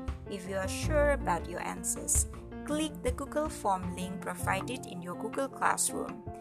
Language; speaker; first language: English; non-native, fluent; Indonesian